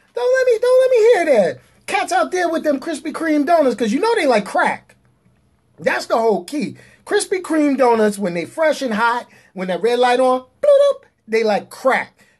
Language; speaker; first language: English; native; English